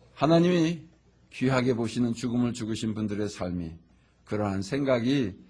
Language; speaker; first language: Korean; native; Korean